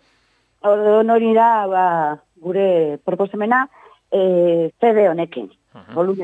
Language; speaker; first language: Basque; non-native, local second language; Spanish